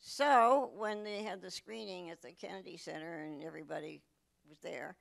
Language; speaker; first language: English; native; English